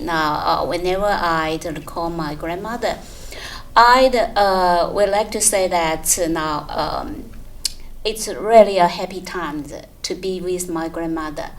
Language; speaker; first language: English; non-native, fluent; Chinese